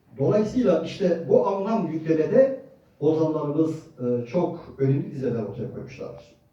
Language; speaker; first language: Turkish; native; Turkish